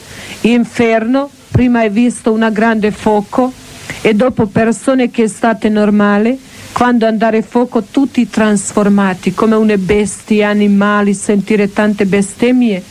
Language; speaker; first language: Italian; non-native, learner; Croatian